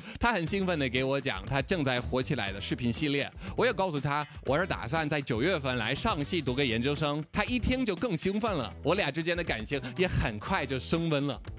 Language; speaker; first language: Chinese; non-native, fluent; English